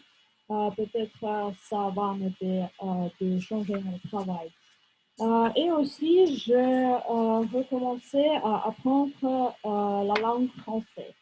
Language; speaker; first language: French; non-native, fluent; Russian